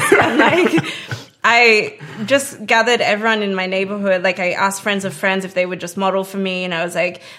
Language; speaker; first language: English; native; English